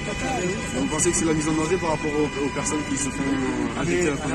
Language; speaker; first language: French; native; French